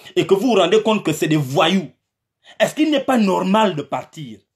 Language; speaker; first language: French; non-native, local second language; Fang